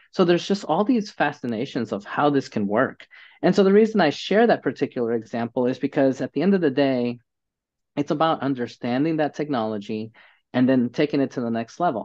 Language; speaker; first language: English; native; English